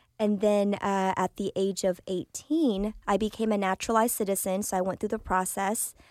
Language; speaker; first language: English; early bilingual, other home language; Vietnamese